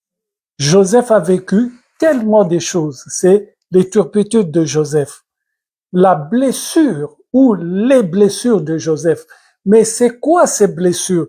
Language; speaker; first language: French; non-native, local second language; Lingala